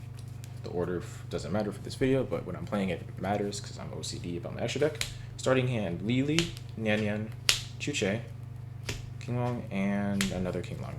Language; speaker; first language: English; native; English